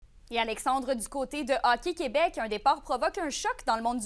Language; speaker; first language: French; native; French